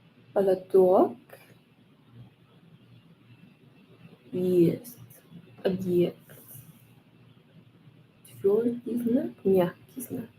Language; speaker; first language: Russian; non-native, learner; English